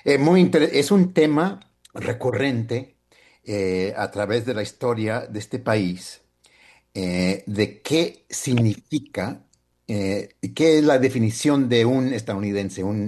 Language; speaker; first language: Spanish; early bilingual, heritage; Spanish